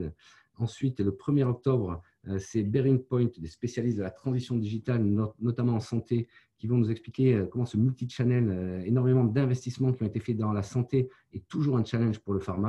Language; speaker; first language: French; native; French